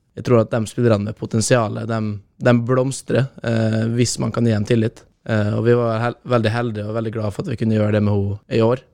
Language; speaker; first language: Norwegian; native; Norwegian